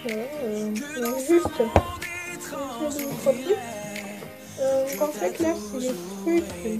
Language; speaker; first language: French; native; French